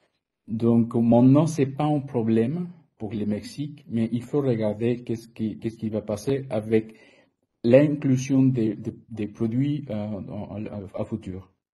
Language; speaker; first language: French; non-native, fluent; Spanish